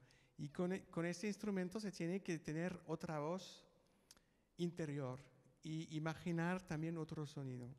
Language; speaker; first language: Spanish; non-native, fluent; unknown